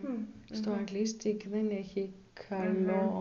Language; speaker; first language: Greek; non-native, learner; German